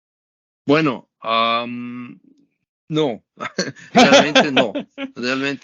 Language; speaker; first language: Spanish; non-native, learner; German